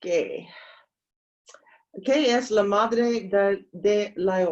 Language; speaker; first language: Spanish; non-native, learner; English